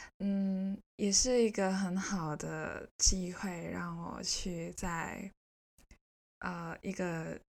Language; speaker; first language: Chinese; non-native, local second language; Cantonese